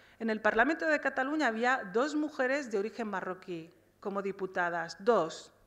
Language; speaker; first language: Spanish; early bilingual, other home language; Riffian